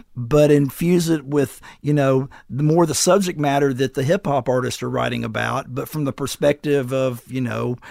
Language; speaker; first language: English; native; English